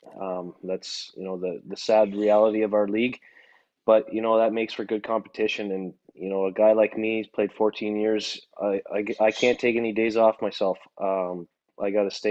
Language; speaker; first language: English; native; English